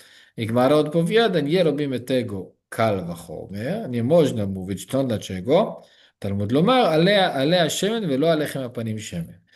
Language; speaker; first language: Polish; non-native, learner; Hebrew